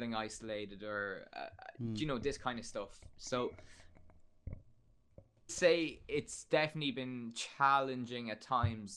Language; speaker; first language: English; native; English